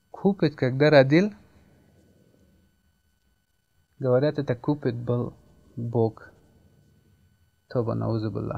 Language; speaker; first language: Russian; non-native, learner; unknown